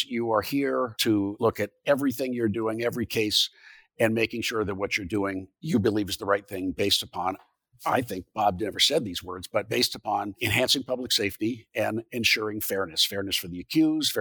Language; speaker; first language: English; native; English